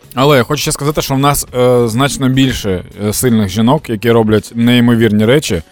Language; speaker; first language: Ukrainian; non-native, local second language; Russian